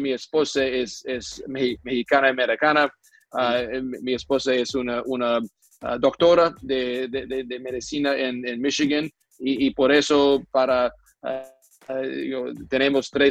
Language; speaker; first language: Spanish; non-native, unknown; English